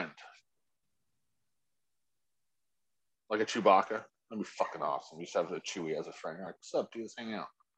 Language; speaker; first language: English; native; English